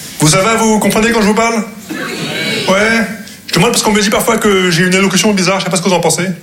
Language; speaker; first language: French; non-native, local second language; Arabic